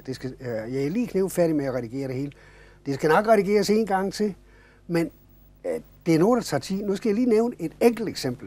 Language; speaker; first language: Danish; native; Danish